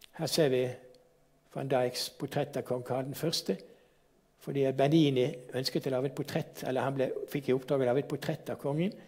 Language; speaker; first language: Norwegian; native; Norwegian